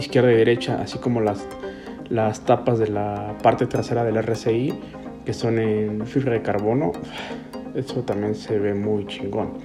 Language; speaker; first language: Spanish; native; Spanish